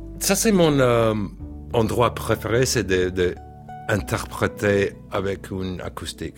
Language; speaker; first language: French; non-native, learner; English